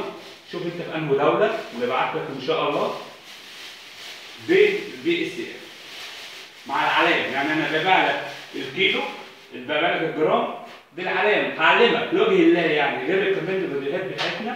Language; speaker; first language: Arabic; native; Arabic